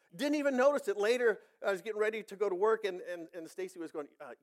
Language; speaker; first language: English; native; English